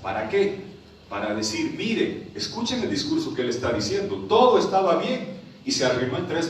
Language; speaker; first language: Spanish; native; Spanish